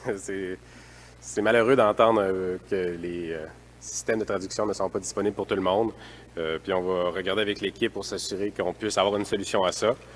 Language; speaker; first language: French; native; French